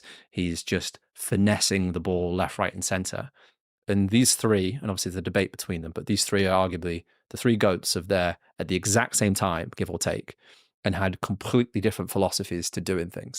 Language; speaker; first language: English; native; English